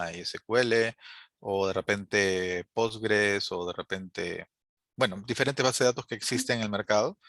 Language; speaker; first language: Spanish; native; Spanish